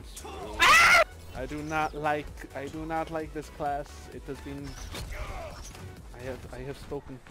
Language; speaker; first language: English; native; English